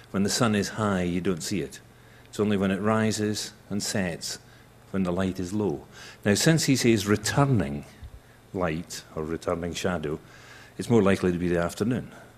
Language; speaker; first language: English; native; English